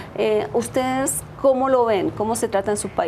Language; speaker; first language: Spanish; native; Spanish